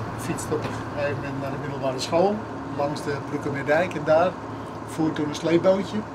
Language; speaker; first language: Dutch; native; Dutch